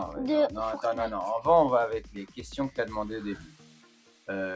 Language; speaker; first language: French; native; French